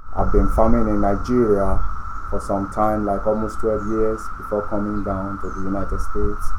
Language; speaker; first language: English; non-native, local second language; Yoruba